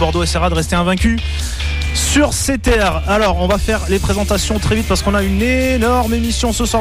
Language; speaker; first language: French; native; French